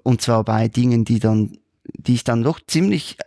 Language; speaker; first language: German; native; German